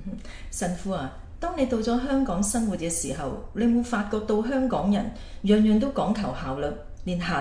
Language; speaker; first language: Chinese; native; Chinese